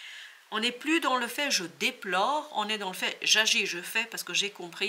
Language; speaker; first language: French; native; French